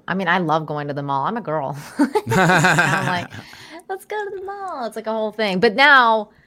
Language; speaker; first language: English; early bilingual, other home language; Persian